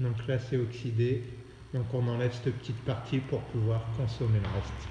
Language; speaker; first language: French; native; French